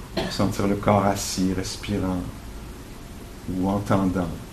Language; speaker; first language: French; native; French